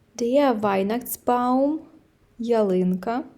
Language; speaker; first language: German; non-native, fluent; Ukrainian